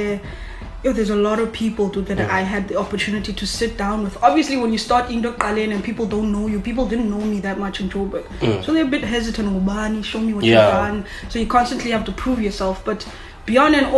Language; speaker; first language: English; non-native, local second language; Xhosa